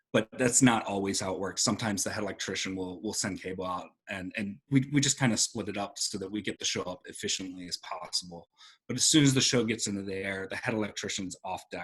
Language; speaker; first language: English; native; English